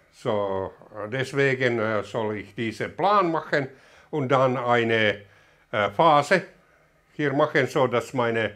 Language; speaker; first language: German; non-native, learner; Finnish